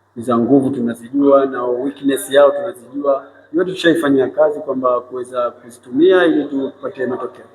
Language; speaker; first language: Swahili; native; Swahili